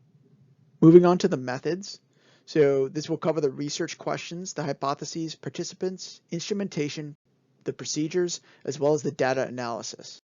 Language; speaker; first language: English; native; English